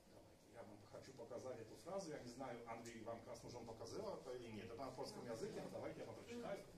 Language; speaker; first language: Polish; non-native, learner; Russian